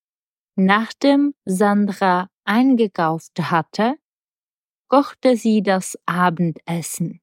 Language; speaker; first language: German; non-native, fluent; Czech